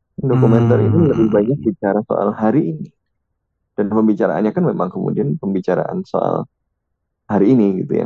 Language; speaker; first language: Indonesian; native; Indonesian